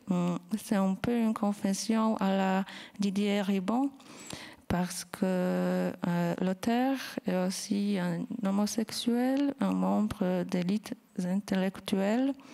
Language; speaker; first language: French; non-native, fluent; Polish